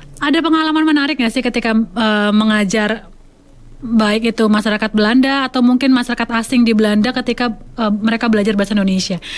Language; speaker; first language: Indonesian; native; Indonesian